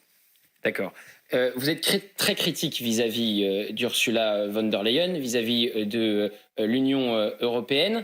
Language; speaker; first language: French; native; French